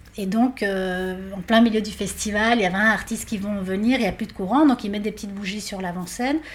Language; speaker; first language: French; non-native, fluent; Spanish